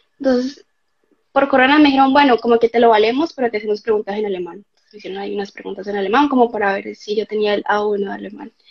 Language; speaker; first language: Spanish; native; Spanish